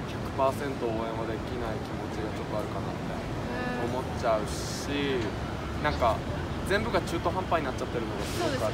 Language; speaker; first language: Japanese; native; Japanese